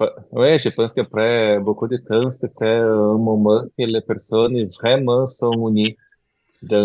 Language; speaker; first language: French; non-native, learner; Portuguese